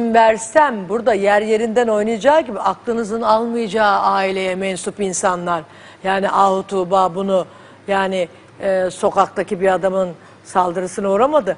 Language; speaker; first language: Turkish; native; Turkish